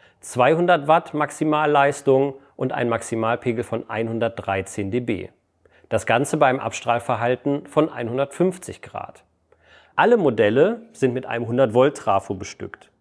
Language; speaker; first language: German; native; German